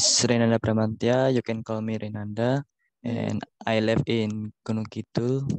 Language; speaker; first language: English; non-native, learner; Indonesian